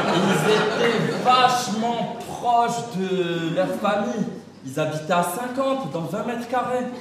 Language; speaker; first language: French; non-native, local second language; Arabic